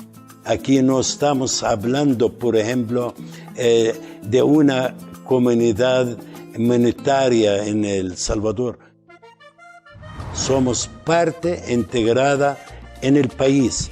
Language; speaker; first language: Spanish; non-native, fluent; Arabic